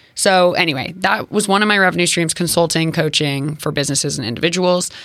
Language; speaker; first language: English; native; English